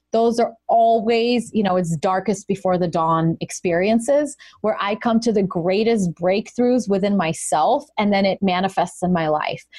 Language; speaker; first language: English; early bilingual, other home language; Russian